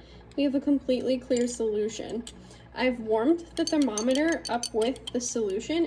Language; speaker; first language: English; native; English